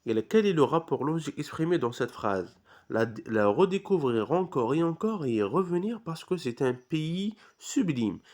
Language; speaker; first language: French; non-native, local second language; Arabic